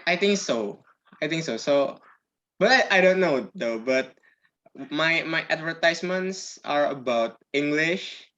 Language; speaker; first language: English; non-native, learner; Indonesian